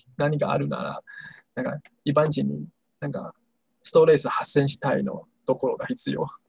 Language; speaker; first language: Japanese; non-native, learner; Chinese